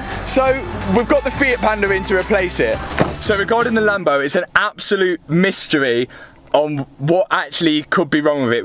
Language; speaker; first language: English; native; English